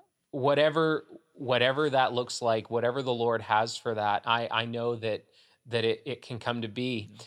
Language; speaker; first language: English; native; English